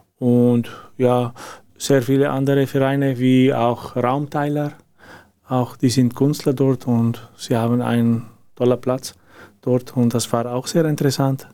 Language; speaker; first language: German; non-native, learner; Arabic